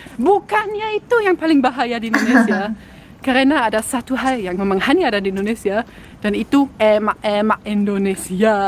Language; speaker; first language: Indonesian; non-native, fluent; German